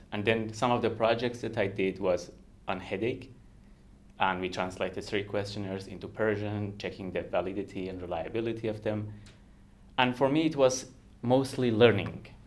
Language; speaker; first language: English; non-native, fluent; Kurdish